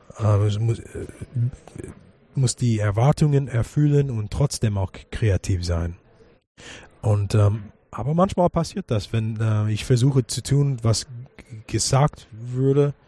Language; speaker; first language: German; non-native, fluent; English